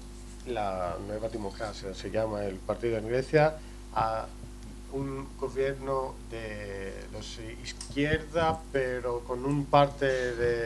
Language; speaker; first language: Spanish; non-native, learner; Greek